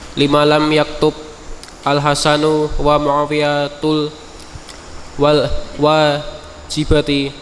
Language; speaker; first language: Arabic; non-native, learner; Indonesian